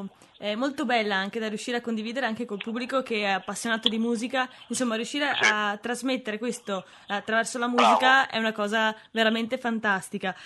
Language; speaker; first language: Italian; native; Italian